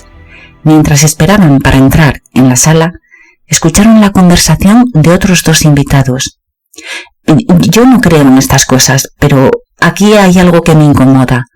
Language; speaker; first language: Spanish; native; Spanish